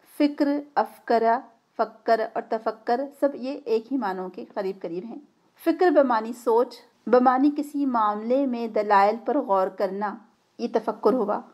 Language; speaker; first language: Urdu; native; Urdu